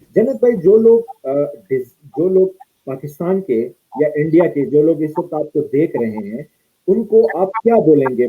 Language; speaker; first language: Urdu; non-native, local second language; Pashto